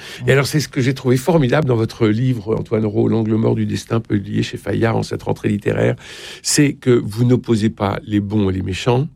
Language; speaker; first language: French; native; French